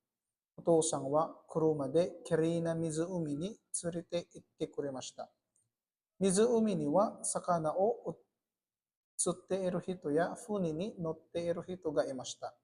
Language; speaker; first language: Japanese; non-native, fluent; Filipino